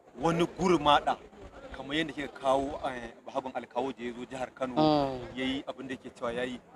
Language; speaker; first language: Hausa; native; Hausa